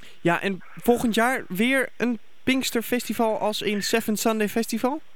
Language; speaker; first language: Dutch; native; Dutch